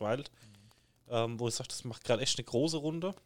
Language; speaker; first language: German; native; German